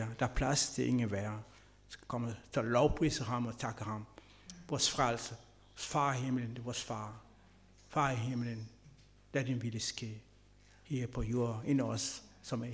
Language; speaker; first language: Danish; non-native, fluent; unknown